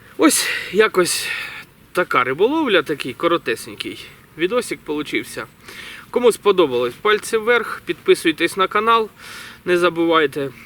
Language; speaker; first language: Ukrainian; native; Ukrainian